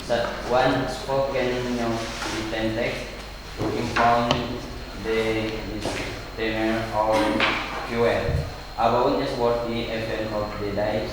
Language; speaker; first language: English; non-native, learner; Indonesian